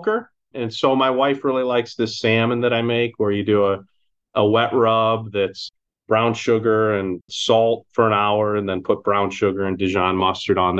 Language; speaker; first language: English; native; English